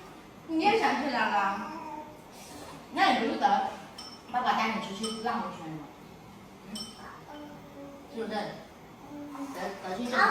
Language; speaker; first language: Chinese; native; Chinese